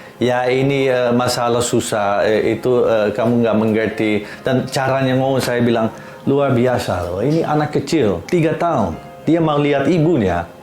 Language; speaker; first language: Indonesian; non-native, fluent; Dutch